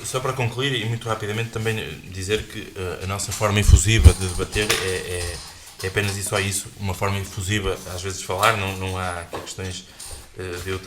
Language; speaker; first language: Portuguese; native; Portuguese